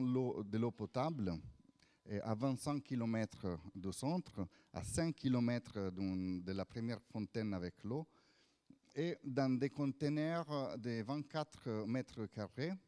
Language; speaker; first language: French; non-native, fluent; Italian